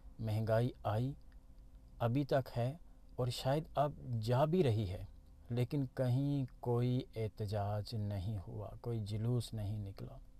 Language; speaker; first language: Urdu; native; Urdu